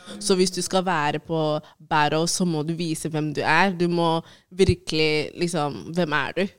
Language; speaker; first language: Norwegian; early bilingual, other home language; Swahili